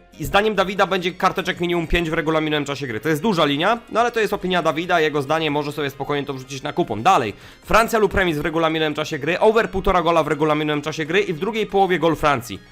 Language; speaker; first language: Polish; native; Polish